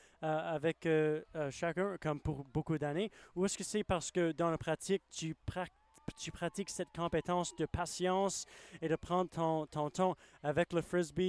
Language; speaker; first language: French; non-native, learner; English